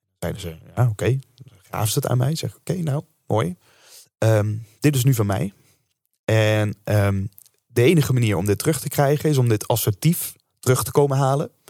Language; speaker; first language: Dutch; native; Dutch